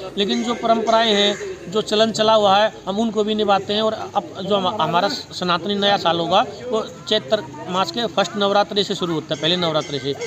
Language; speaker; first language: Hindi; native; Hindi